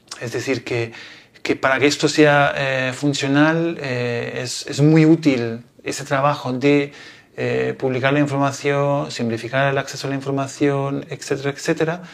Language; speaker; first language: Spanish; non-native, fluent; Italian